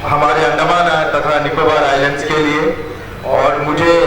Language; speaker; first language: Hindi; non-native, local second language; Malayalam